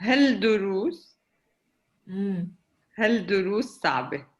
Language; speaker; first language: Arabic; native; Arabic